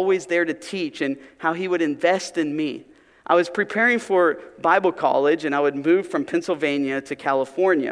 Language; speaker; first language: English; native; English